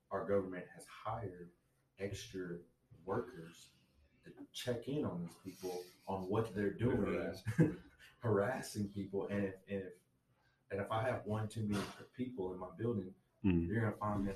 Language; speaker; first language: English; native; English